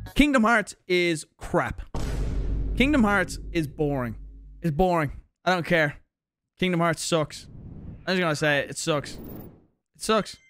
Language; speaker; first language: English; native; English